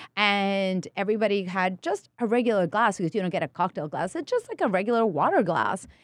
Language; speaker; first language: English; early bilingual, other home language; Spanish